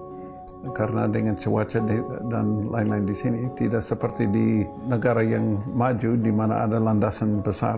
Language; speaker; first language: Indonesian; non-native, fluent; English